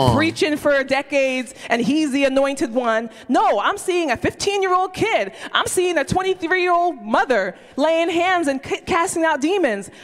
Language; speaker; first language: English; early bilingual, other home language; Yoruba